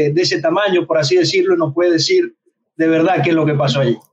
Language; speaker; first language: Spanish; native; Spanish